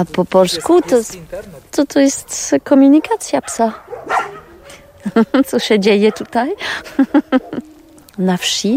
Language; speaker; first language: Polish; non-native, learner; French